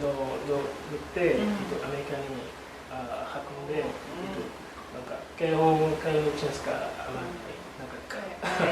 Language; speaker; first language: Japanese; non-native, learner; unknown